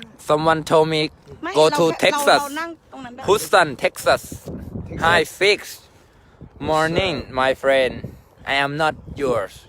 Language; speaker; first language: English; non-native, learner; Thai